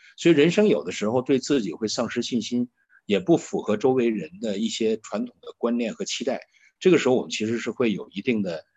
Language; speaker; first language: Chinese; native; Chinese